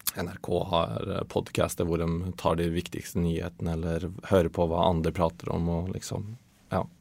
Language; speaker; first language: Norwegian; early bilingual, other home language; Swedish